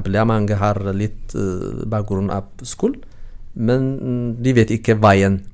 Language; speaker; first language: Norwegian; non-native, fluent; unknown